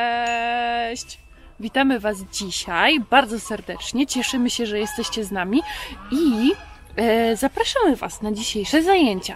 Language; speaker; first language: Polish; native; Polish